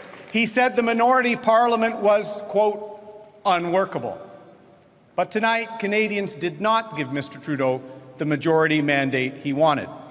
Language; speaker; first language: English; native; English